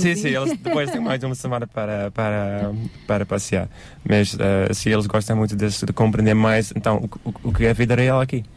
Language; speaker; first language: Portuguese; non-native, learner; Dutch